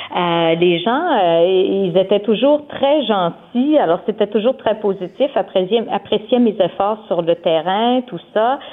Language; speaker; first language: French; native; French